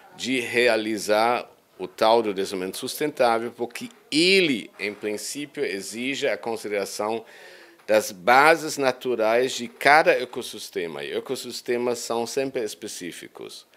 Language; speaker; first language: Portuguese; non-native, fluent; German